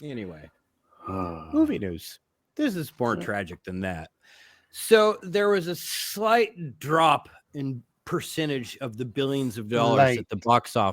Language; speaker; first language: English; native; English